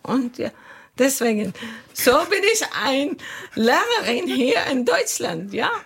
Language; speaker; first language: German; non-native, learner; Arabic